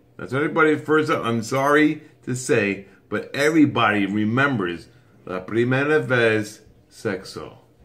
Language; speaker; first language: English; native; English